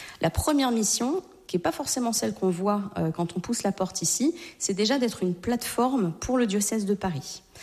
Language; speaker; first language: French; native; French